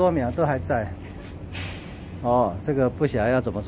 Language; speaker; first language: Chinese; native; Chinese